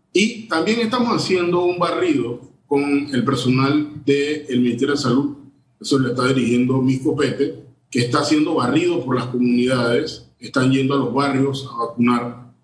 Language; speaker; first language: Spanish; native; Spanish